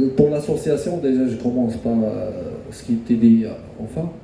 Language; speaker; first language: French; non-native, local second language; Arabic